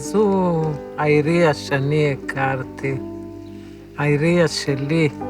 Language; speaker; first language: Hebrew; early bilingual, other home language; Romany